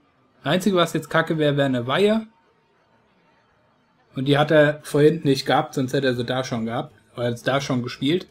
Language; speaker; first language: German; native; German